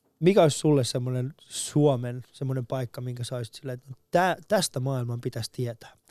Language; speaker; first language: Finnish; early bilingual, other home language; Persian